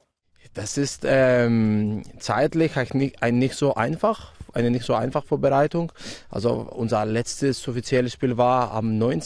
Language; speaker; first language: German; non-native, fluent; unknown